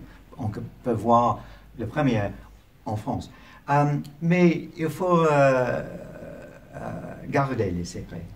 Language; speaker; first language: French; non-native, learner; English